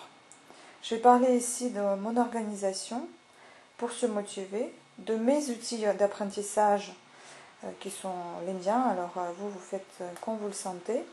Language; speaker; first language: French; non-native, fluent; Russian